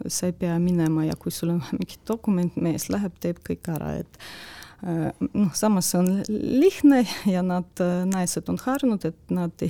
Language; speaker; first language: Estonian; non-native, local second language; Russian